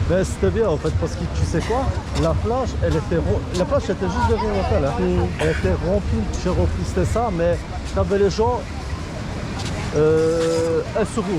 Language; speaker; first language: French; early bilingual, other home language; Polish